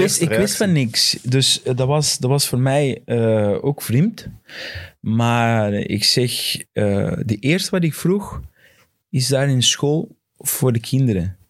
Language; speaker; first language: Dutch; non-native, fluent; Portuguese